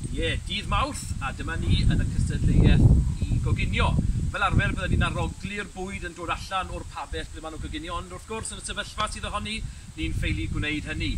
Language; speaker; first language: Welsh; native; Welsh